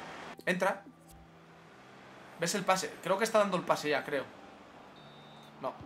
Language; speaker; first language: Spanish; native; Spanish